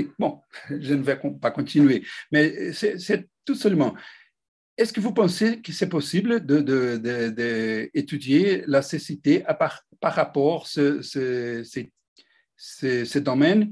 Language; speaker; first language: French; non-native, fluent; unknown